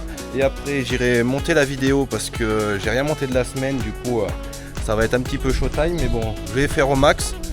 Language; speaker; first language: French; native; French